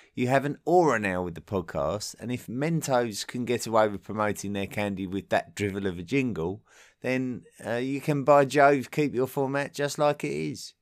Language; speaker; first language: English; native; English